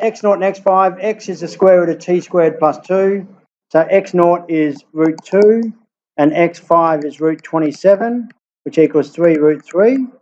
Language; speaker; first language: English; native; English